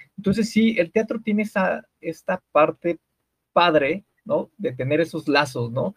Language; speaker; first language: Spanish; native; Spanish